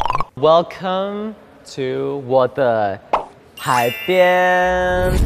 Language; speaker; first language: Chinese; non-native, learner; Thai